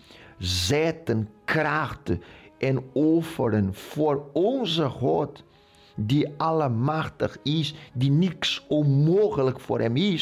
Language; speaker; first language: Dutch; non-native, local second language; Portuguese